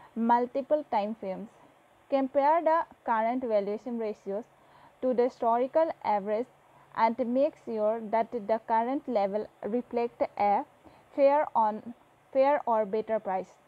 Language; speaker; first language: English; non-native, local second language; Assamese